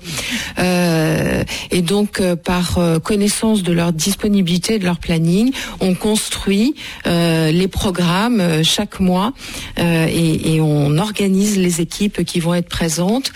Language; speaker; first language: French; native; French